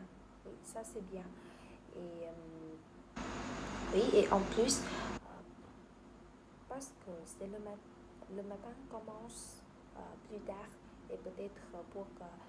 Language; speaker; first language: French; non-native, learner; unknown